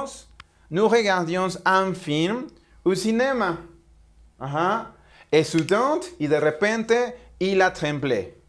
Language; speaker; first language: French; non-native, learner; Spanish